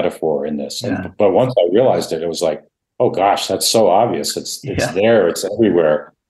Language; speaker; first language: English; non-native, fluent; Dutch